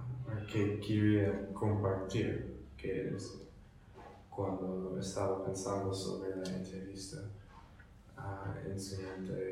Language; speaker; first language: Spanish; non-native, learner; English